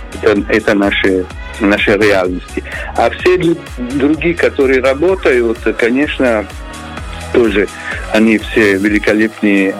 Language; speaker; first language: Russian; non-native, learner; Italian